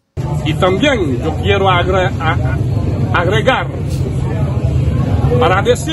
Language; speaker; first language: Spanish; non-native, learner; Haitian Creole